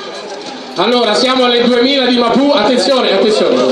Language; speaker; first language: Italian; native; Italian